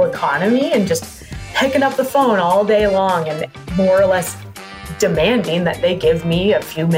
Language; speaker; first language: English; native; English